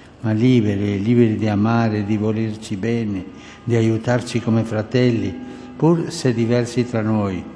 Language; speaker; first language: Italian; early bilingual, heritage; Spanish